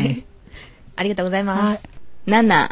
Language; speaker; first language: Japanese; native; Japanese